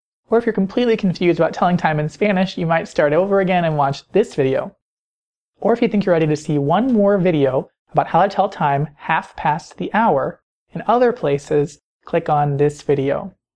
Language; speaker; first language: English; native; English